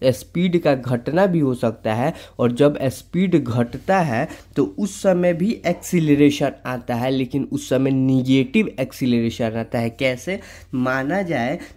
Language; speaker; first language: Hindi; native; Hindi